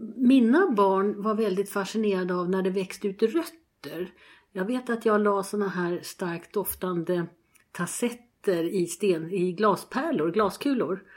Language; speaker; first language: Swedish; native; Swedish